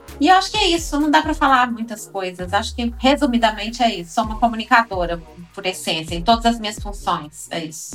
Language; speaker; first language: Portuguese; native; Portuguese